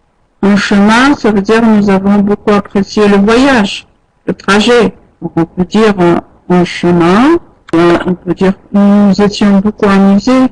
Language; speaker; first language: French; non-native, fluent; Arabic